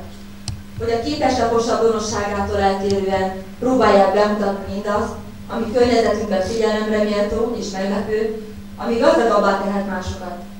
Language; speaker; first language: Hungarian; native; Hungarian